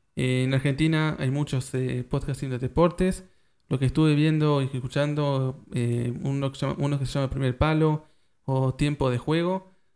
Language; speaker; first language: Spanish; early bilingual, heritage; Spanish